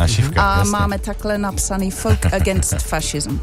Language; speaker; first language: Czech; non-native, learner; English